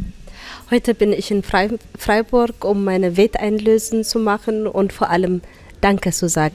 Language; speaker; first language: German; non-native, fluent; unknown